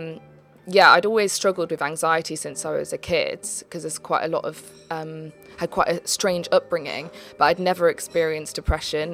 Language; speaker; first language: English; native; English